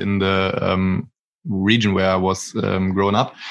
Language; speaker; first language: English; non-native, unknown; German